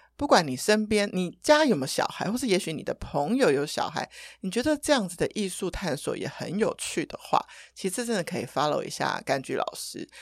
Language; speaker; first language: Chinese; native; Chinese